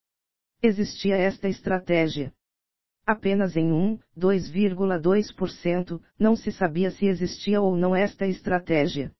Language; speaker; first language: Portuguese; native; Portuguese